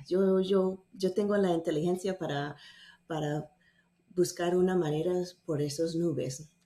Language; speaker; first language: Spanish; non-native, fluent; English